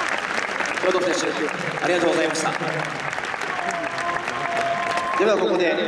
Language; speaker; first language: Japanese; native; Japanese